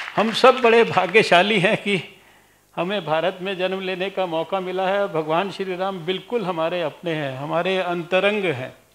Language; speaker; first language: Hindi; native; Hindi